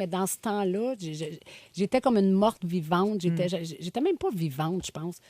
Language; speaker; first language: French; native; French